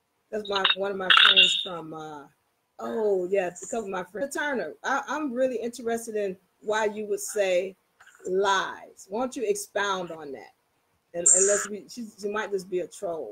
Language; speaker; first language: English; native; English